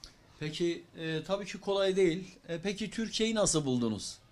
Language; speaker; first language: Turkish; native; Turkish